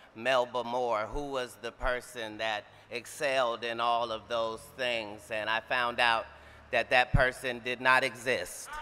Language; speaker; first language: English; native; English